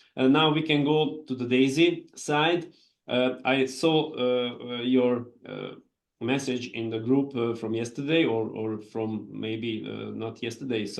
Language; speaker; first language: English; non-native, fluent; Hungarian